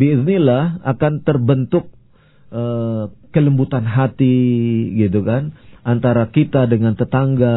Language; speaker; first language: Indonesian; native; Indonesian